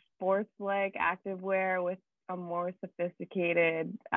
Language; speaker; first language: English; native; English